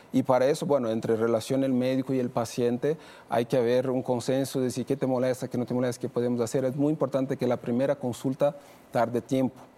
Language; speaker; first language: Spanish; non-native, fluent; Portuguese